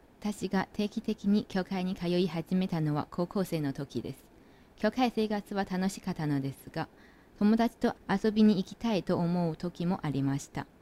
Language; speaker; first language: Japanese; non-native, fluent; Chinese